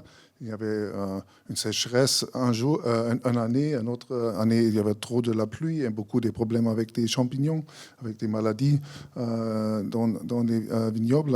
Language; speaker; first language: French; non-native, fluent; German